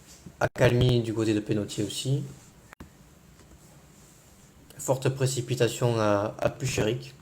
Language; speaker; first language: French; native; French